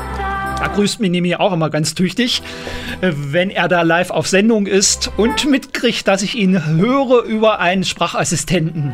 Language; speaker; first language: German; native; German